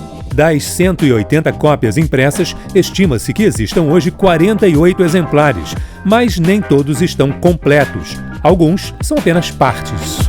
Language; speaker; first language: Portuguese; native; Portuguese